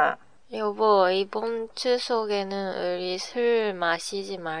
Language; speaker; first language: Korean; non-native, learner; Japanese